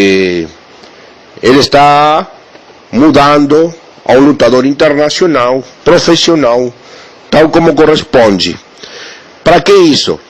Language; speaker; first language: Portuguese; non-native, learner; Spanish